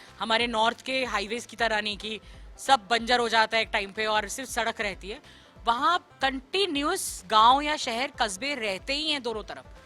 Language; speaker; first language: Hindi; native; Hindi